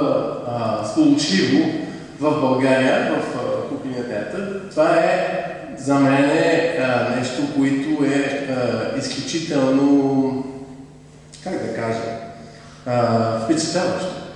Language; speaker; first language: Bulgarian; non-native, fluent; French